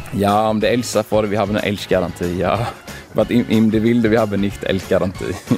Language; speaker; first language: German; non-native, learner; Swedish